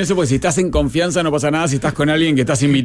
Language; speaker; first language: Spanish; native; Spanish